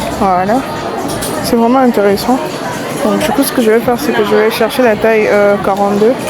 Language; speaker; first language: French; non-native, local second language; Lingala